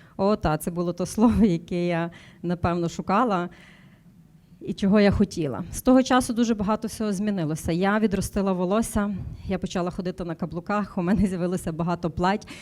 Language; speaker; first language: Ukrainian; native; Ukrainian